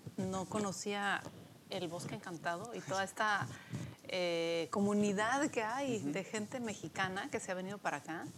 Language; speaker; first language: Spanish; early bilingual, other home language; Polish